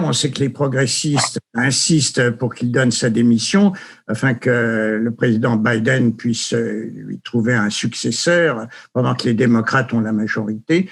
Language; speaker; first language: French; native; French